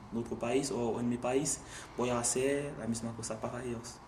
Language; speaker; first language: Spanish; non-native, learner; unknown